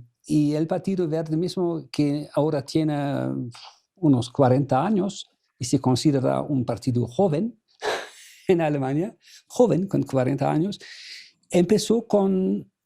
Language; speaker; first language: Spanish; non-native, fluent; German